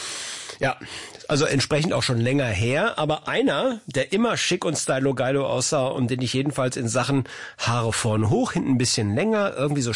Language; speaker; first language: German; native; German